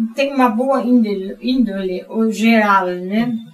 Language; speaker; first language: Portuguese; non-native, fluent; German